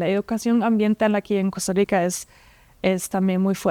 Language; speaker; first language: Spanish; non-native, fluent; German